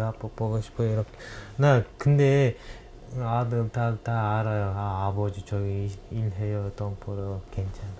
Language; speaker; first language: Korean; non-native, learner; Kyrgyz